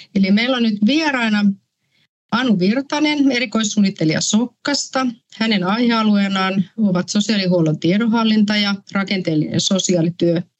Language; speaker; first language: Finnish; native; Finnish